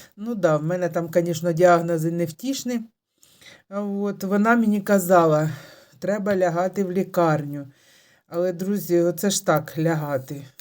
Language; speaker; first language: Ukrainian; native; Ukrainian